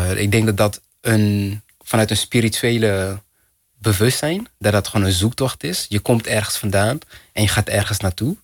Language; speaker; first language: Dutch; non-native, fluent; Kinyarwanda